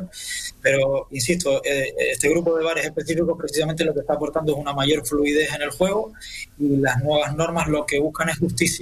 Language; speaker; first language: Spanish; native; Spanish